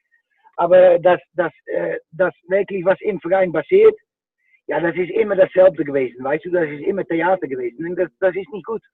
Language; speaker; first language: German; non-native, fluent; Dutch